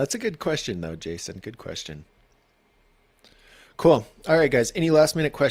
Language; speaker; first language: English; native; English